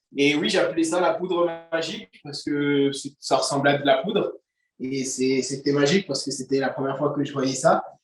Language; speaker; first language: French; early bilingual, other home language; Haitian Creole